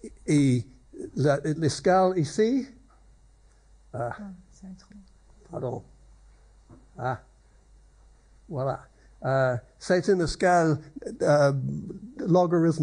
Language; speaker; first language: French; non-native, learner; English